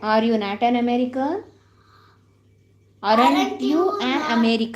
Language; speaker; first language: English; non-native, local second language; Kannada